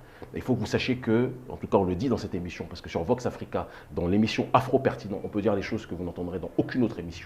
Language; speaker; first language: French; native; French